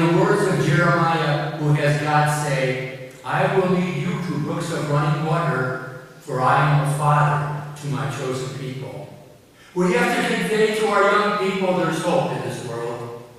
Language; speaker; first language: English; native; English